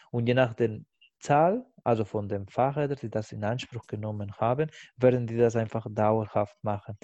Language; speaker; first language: German; non-native, fluent; Spanish